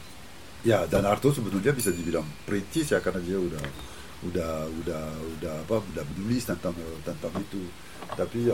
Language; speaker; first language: Indonesian; non-native, fluent; French